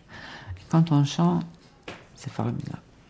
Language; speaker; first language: French; non-native, learner; Bosnian